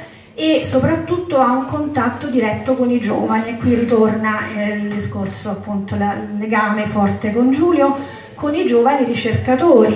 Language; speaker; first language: Italian; native; Italian